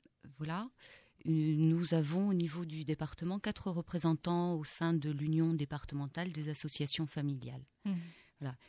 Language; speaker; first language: French; native; French